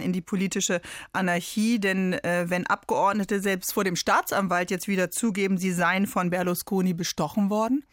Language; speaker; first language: German; native; German